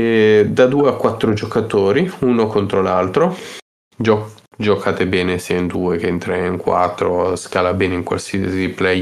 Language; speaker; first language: Italian; native; Italian